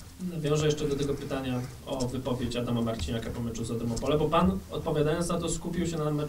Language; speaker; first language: Polish; native; Polish